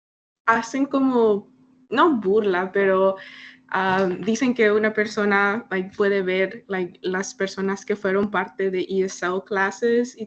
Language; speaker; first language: Spanish; early bilingual, heritage; Spanish